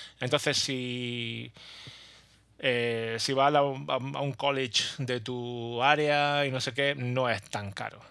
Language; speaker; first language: Spanish; native; Spanish